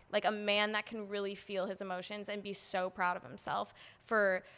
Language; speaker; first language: English; native; English